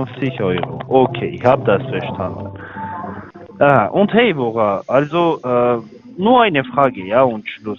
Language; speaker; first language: German; non-native, learner; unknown